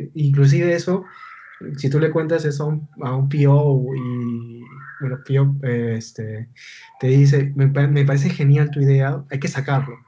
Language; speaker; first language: Spanish; native; Spanish